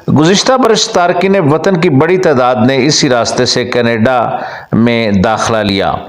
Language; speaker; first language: Urdu; native; Urdu